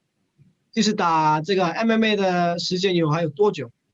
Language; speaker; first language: Chinese; non-native, fluent; English